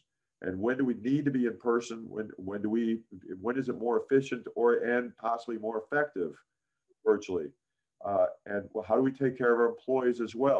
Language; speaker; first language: English; native; English